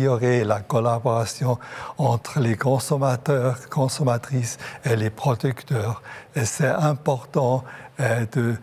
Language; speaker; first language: French; non-native, local second language; German